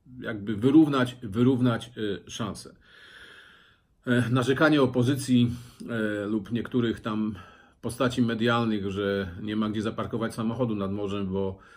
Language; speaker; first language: Polish; native; Polish